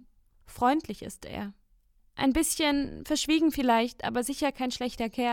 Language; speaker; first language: German; native; German